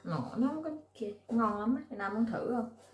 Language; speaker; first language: Vietnamese; native; Vietnamese